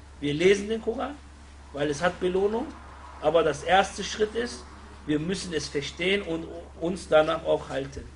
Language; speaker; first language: German; non-native, fluent; Arabic